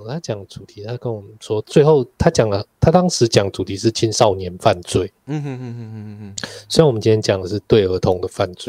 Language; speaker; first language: Chinese; native; Chinese